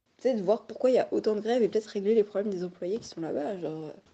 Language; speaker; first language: French; native; French